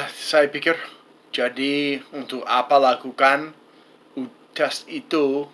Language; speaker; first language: Indonesian; non-native, fluent; English